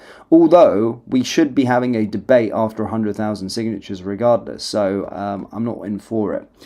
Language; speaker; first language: English; native; English